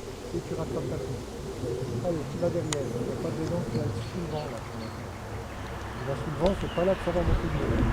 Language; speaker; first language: French; native; French